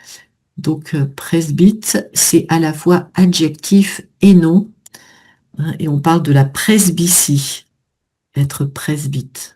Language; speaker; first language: French; native; French